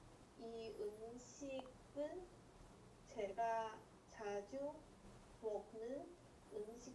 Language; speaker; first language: Korean; non-native, learner; English